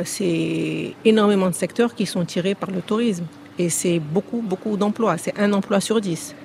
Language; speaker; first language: French; non-native, local second language; Arabic